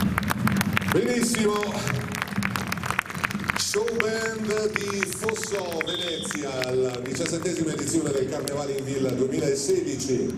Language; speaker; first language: Italian; native; Italian